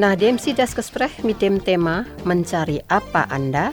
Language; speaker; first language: German; non-native, fluent; Indonesian